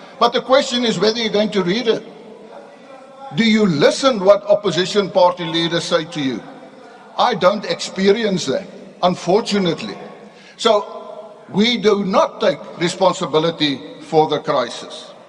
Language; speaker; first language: English; non-native, local second language; Afrikaans